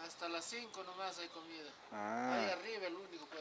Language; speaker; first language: Spanish; native; Spanish